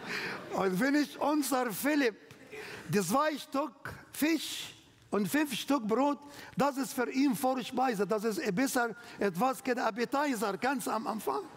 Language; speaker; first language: German; non-native, learner; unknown